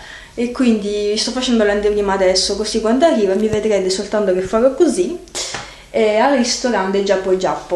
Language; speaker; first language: Italian; native; Italian